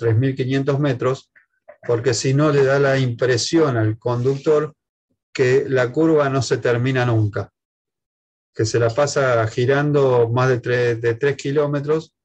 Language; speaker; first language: Spanish; native; Spanish